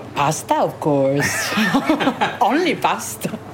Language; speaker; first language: English; non-native, fluent; Italian